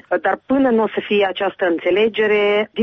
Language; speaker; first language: Romanian; native; Romanian